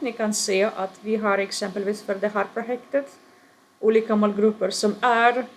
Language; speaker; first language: Swedish; non-native, fluent; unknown